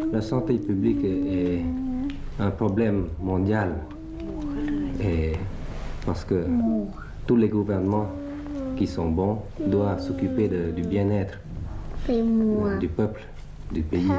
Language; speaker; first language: French; early bilingual, other home language; Thai